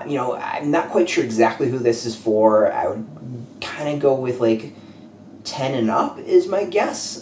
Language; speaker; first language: English; native; English